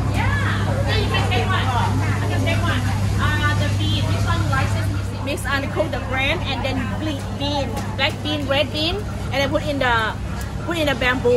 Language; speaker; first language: English; non-native, fluent; Thai